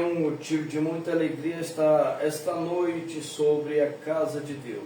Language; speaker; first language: Portuguese; native; Portuguese